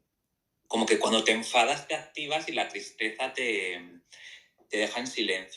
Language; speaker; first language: Spanish; native; Spanish